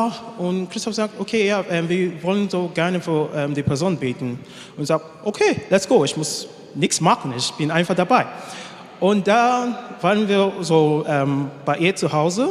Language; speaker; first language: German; non-native, learner; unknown